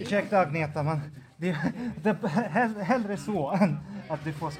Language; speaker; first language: Swedish; non-native, fluent; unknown